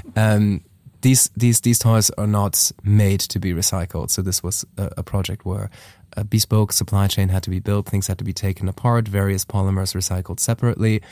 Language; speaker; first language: English; non-native, fluent; German